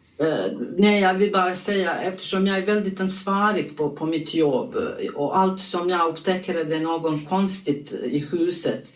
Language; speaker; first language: Swedish; non-native, learner; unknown